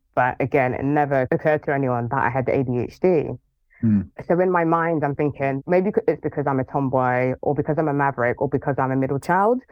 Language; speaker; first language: English; early bilingual, other home language; Yoruba